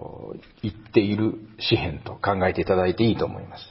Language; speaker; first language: Japanese; native; Japanese